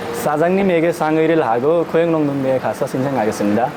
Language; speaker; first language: Korean; non-native, learner; Nepali